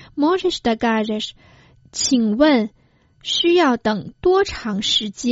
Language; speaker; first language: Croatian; non-native, fluent; Chinese